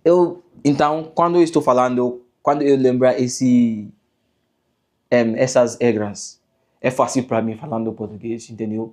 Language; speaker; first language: Portuguese; non-native, learner; English